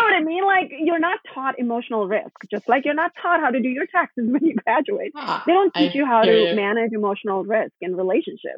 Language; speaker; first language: English; non-native, local second language; Gujarati